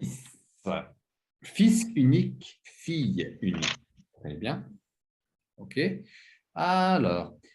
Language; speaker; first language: French; non-native, fluent; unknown